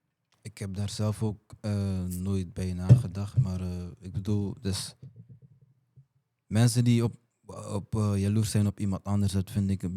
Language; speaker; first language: Dutch; early bilingual, other home language; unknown